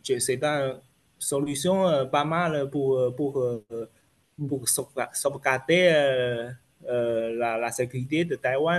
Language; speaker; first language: French; non-native, fluent; Chinese